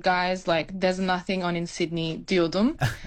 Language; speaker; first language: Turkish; early bilingual, heritage; Turkish